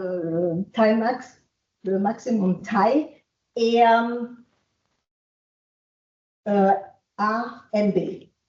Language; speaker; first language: French; non-native, fluent; German